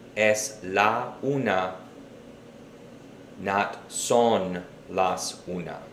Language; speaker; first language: Spanish; non-native, fluent; English